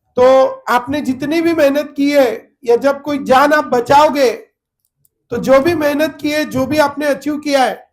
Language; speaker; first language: Hindi; non-native, local second language; Marathi